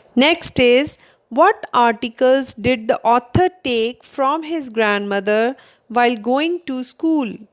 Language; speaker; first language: English; non-native, local second language; Punjabi